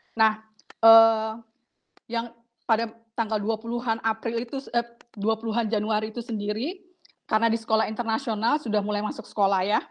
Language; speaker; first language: Indonesian; native; Indonesian